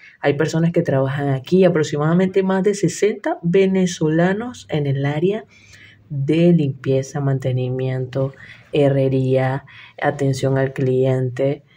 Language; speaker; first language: Spanish; native; Spanish